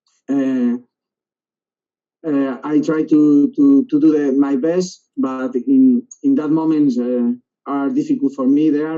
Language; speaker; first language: English; non-native, learner; Spanish